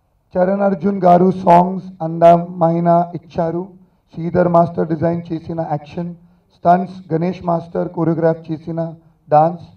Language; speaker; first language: Telugu; non-native, learner; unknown